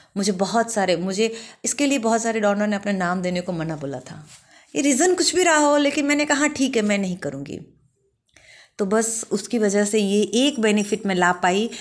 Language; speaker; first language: Hindi; non-native, local second language; Gujarati